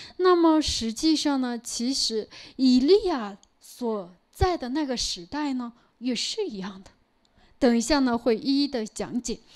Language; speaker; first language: Chinese; non-native, local second language; Korean